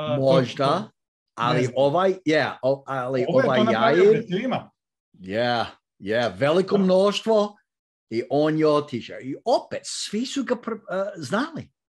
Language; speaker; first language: Croatian; early bilingual, heritage; Croatian